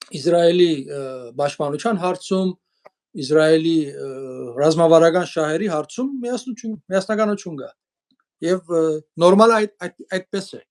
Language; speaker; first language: Armenian; early bilingual, heritage; Armenian